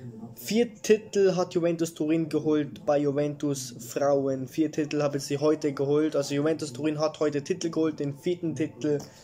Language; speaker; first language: German; early bilingual, other home language; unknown